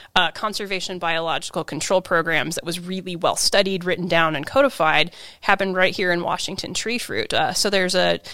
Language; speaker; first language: English; native; English